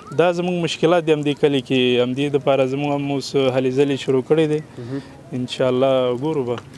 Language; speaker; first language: Pashto; non-native, local second language; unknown